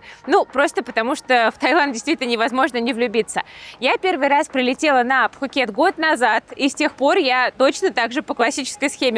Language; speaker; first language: Russian; native; Russian